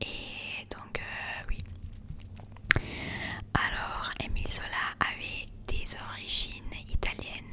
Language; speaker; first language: French; non-native, learner; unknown